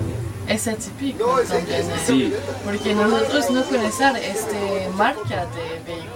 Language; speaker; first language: Spanish; non-native, learner; French